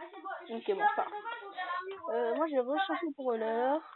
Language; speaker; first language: French; native; French